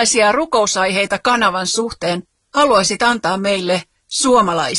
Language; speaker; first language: Finnish; native; Finnish